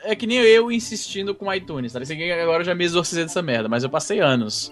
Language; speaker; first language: Portuguese; early bilingual, heritage; Portuguese